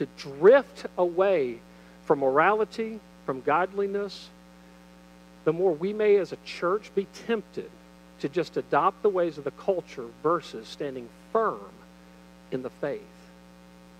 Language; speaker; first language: English; native; English